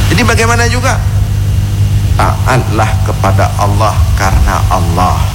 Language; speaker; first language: Malay; non-native, local second language; Achinese